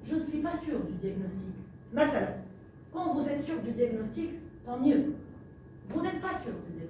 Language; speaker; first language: French; non-native, local second language; Arabic